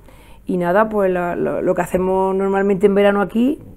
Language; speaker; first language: Spanish; native; Spanish